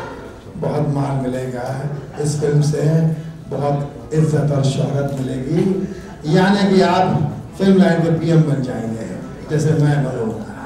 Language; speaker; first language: Hindi; native; Hindi